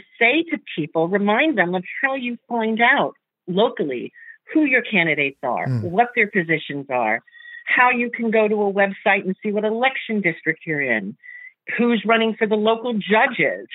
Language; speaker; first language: English; native; English